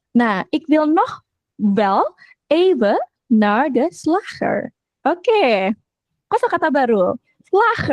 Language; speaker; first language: Dutch; non-native, fluent; Indonesian